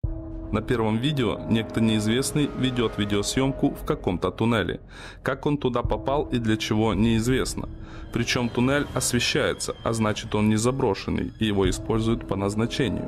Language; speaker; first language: Russian; native; Russian